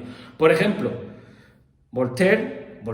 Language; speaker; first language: Spanish; native; Spanish